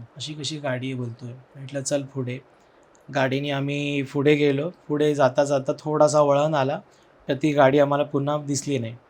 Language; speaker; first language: Marathi; non-native, local second language; Telugu